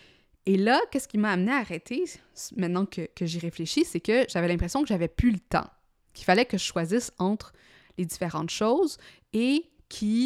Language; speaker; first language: French; native; French